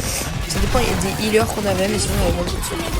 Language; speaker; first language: French; native; French